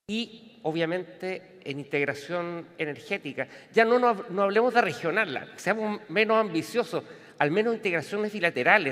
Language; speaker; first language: Spanish; native; Spanish